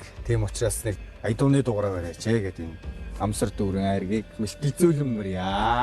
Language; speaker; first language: Mongolian; native; Mongolian